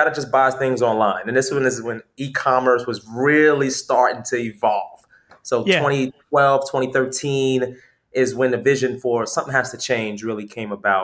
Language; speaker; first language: English; native; English